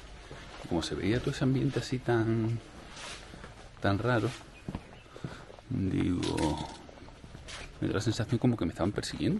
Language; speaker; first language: Spanish; native; Spanish